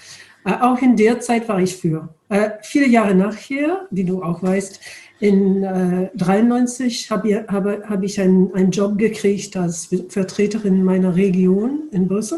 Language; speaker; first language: German; non-native, fluent; English